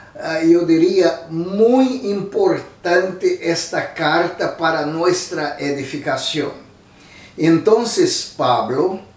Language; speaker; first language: Spanish; non-native, fluent; Portuguese